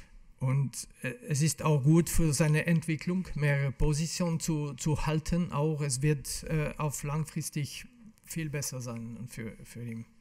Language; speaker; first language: German; non-native, fluent; French